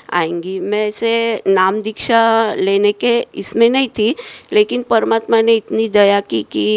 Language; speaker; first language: Hindi; non-native, local second language; Marathi